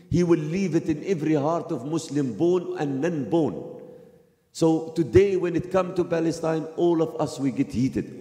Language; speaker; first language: English; non-native, fluent; Arabic